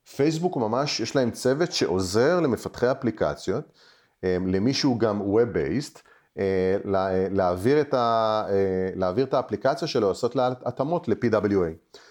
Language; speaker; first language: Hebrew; native; Hebrew